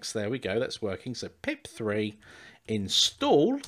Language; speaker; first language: English; native; English